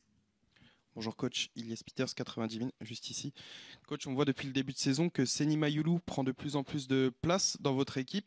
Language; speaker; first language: French; native; French